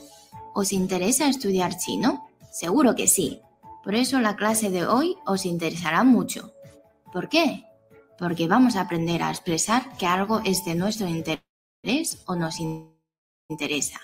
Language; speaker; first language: Spanish; non-native, fluent; Chinese